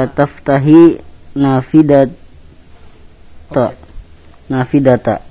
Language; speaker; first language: Arabic; non-native, learner; Indonesian